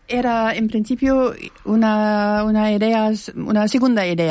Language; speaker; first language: Spanish; non-native, fluent; German